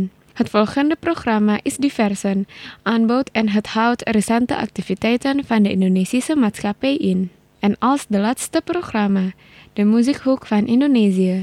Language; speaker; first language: Dutch; non-native, learner; Indonesian